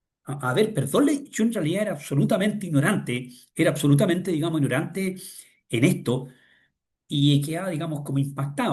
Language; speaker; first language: Spanish; native; Spanish